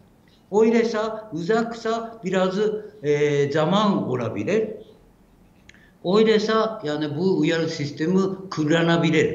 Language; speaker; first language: Turkish; non-native, fluent; Japanese